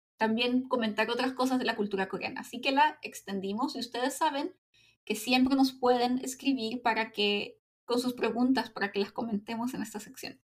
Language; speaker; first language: Spanish; native; Spanish